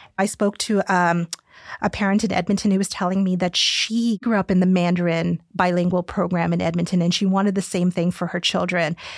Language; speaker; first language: English; early bilingual, other home language; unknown